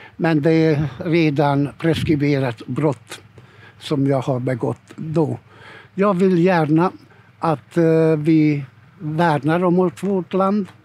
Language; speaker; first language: Swedish; non-native, fluent; Hungarian